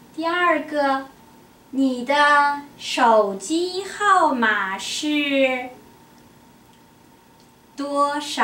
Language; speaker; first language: Chinese; non-native, learner; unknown